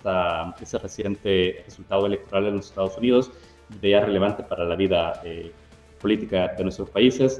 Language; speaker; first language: Spanish; native; Spanish